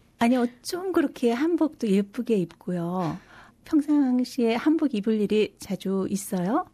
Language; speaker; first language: Korean; native; Korean